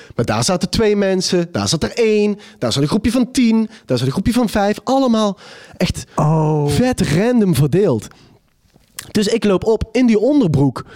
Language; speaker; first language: Dutch; native; Dutch